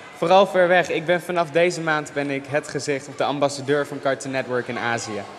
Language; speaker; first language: Dutch; native; Dutch